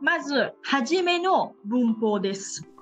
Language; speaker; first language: Japanese; non-native, fluent; Portuguese